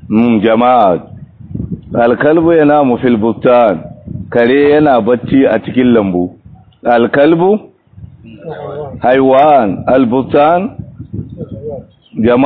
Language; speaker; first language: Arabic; non-native, fluent; Hausa